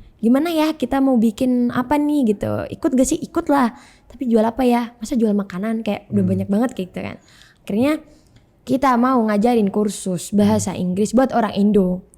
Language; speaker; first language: Indonesian; native; Indonesian